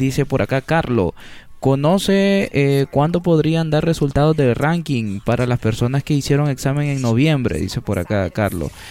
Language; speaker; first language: Spanish; native; Spanish